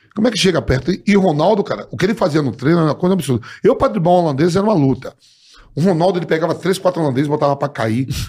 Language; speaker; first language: Portuguese; native; Portuguese